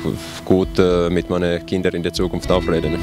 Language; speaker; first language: German; non-native, learner; Finnish